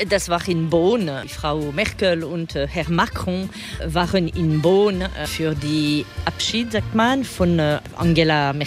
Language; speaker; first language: German; non-native, fluent; French